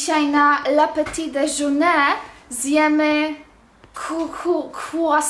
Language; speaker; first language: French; non-native, learner; Polish